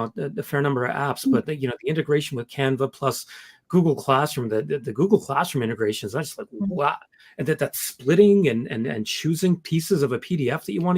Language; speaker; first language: English; native; English